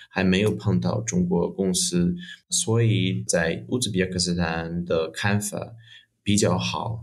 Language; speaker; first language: Chinese; non-native, fluent; Russian